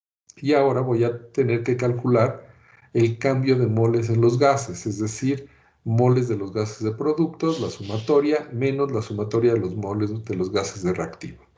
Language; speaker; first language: Spanish; native; Spanish